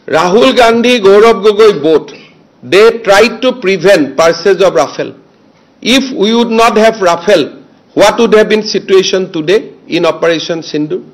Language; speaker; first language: English; non-native, local second language; Assamese